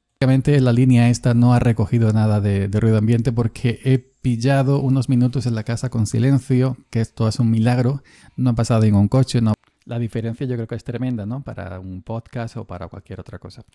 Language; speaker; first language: Spanish; native; Spanish